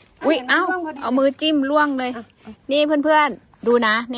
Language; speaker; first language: Thai; native; Thai